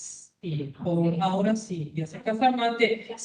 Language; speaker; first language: Spanish; non-native, learner; Korean